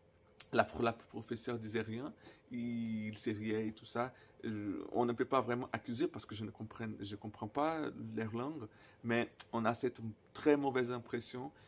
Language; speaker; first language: French; non-native, fluent; Portuguese